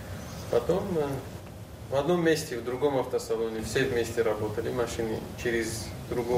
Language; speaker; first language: Russian; non-native, local second language; Uzbek